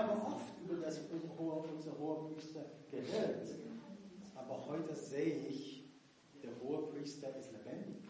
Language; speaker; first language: German; non-native, fluent; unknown